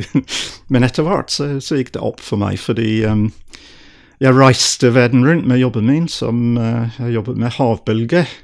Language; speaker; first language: Norwegian; non-native, fluent; English